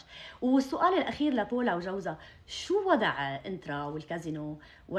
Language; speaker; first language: Arabic; native; Arabic